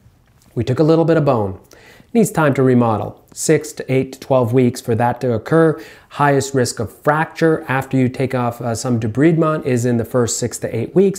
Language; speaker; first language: English; native; English